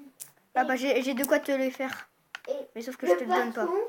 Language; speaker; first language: French; native; French